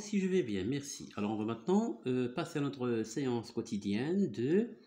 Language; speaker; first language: French; non-native, local second language; Arabic